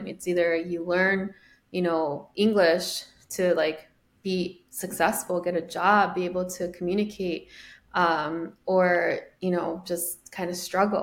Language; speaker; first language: English; early bilingual, other home language; Spanish